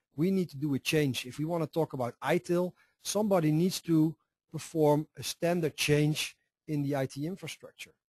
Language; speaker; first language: English; non-native, fluent; Dutch